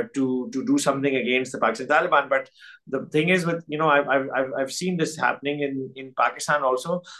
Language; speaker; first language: English; non-native, local second language; Urdu